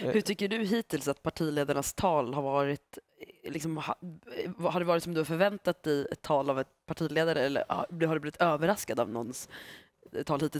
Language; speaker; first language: Swedish; native; Swedish